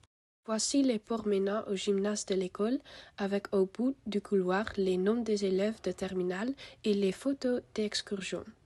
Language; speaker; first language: French; non-native, learner; Dutch